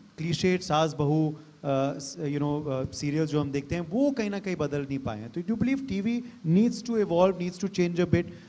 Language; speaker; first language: Hindi; native; Hindi